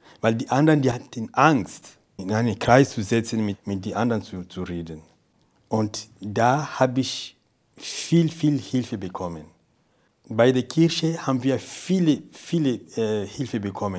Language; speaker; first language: German; non-native, fluent; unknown